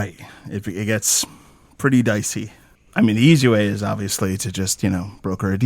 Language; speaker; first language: English; native; English